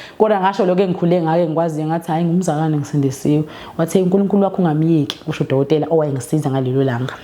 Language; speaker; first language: Zulu; native; Zulu